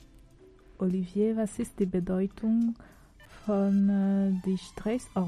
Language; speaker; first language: German; non-native, learner; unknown